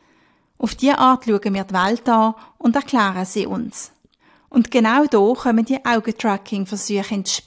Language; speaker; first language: German; native; German